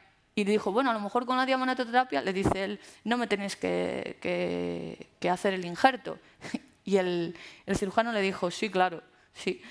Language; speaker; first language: Spanish; native; Spanish